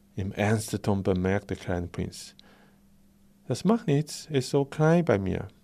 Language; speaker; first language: German; non-native, fluent; Chinese